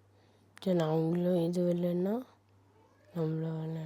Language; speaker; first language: Tamil; early bilingual, heritage; Tamil